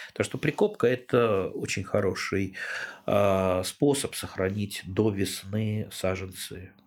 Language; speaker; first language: Russian; native; Russian